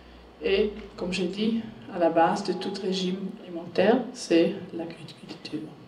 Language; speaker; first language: French; non-native, learner; German